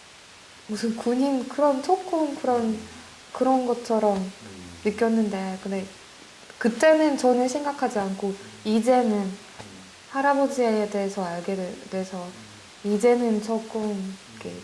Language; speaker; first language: Korean; non-native, fluent; Russian